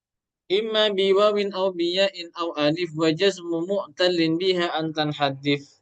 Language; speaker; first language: Arabic; non-native, fluent; Indonesian